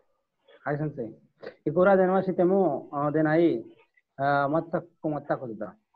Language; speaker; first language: Japanese; non-native, learner; Hindi